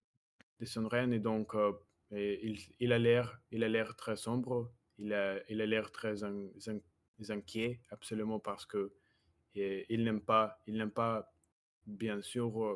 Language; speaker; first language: French; non-native, learner; Russian